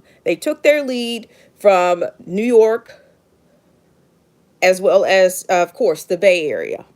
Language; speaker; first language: English; native; English